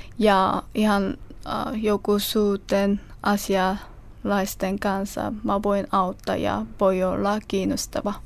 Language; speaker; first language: Finnish; non-native, learner; Korean